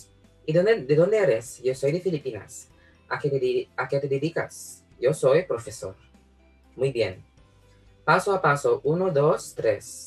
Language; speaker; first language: Spanish; non-native, fluent; Filipino